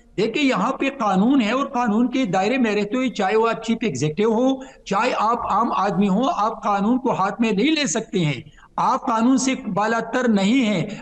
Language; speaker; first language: Urdu; non-native, local second language; Pashto